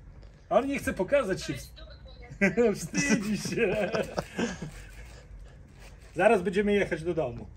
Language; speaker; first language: Polish; native; Polish